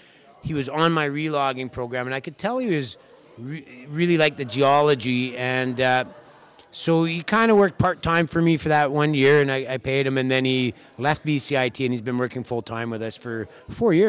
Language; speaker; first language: English; native; English